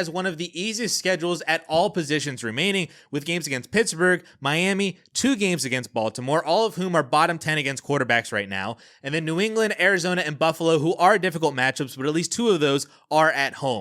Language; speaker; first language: English; native; English